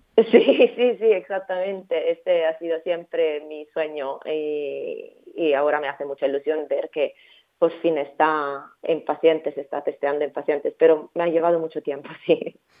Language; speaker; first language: Spanish; early bilingual, heritage; Italian